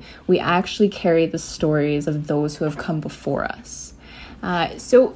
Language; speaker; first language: English; native; English